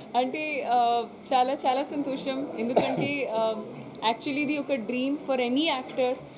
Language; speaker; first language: Telugu; non-native, learner; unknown